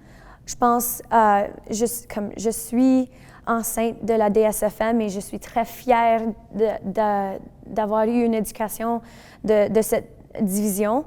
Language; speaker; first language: French; non-native, local second language; English